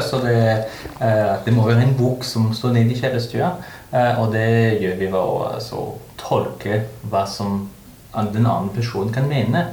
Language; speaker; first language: Norwegian; non-native, fluent; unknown